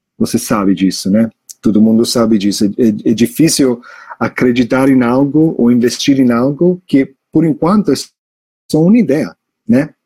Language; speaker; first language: Portuguese; non-native, fluent; English